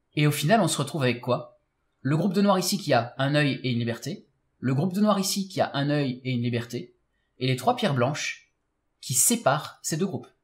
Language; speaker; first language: French; native; French